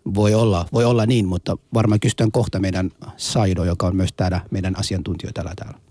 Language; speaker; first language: Finnish; early bilingual, other home language; Somali